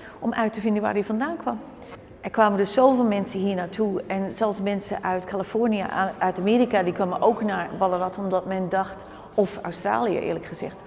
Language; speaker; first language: Dutch; native; Dutch